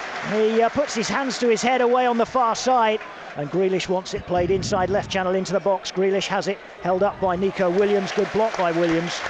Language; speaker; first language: English; native; English